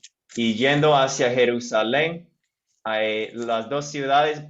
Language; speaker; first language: Spanish; non-native, fluent; English